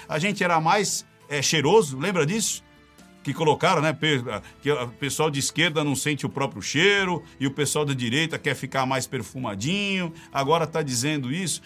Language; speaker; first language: Portuguese; native; Portuguese